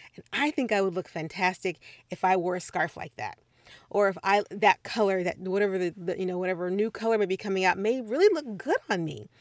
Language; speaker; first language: English; native; English